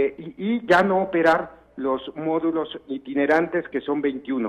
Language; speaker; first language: Spanish; native; Spanish